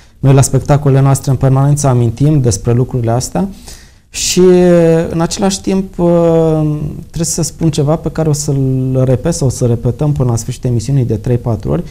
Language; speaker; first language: Romanian; native; Romanian